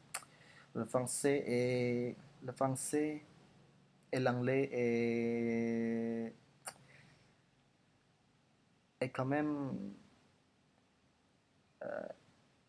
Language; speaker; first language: French; non-native, learner; Indonesian